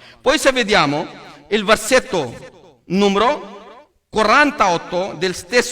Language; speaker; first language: Italian; non-native, learner; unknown